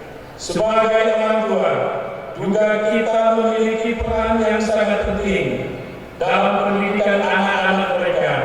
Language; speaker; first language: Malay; non-native, local second language; Madurese